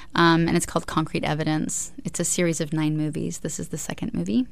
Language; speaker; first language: English; native; English